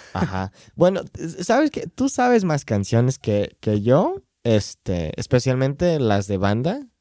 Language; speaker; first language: Spanish; non-native, fluent; English